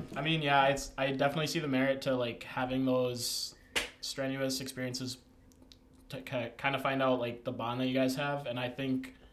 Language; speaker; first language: English; native; English